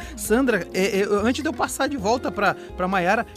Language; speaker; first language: Portuguese; native; Portuguese